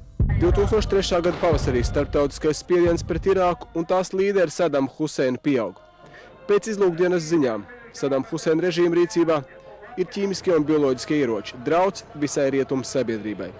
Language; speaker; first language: Latvian; native; Latvian